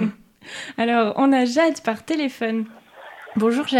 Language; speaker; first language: French; native; French